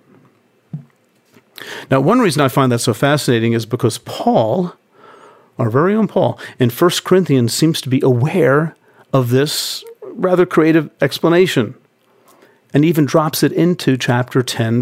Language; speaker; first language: English; native; English